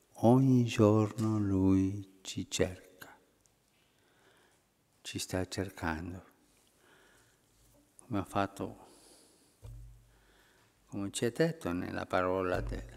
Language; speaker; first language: Italian; early bilingual, heritage; Spanish